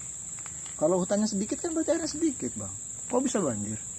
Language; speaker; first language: Indonesian; native; Indonesian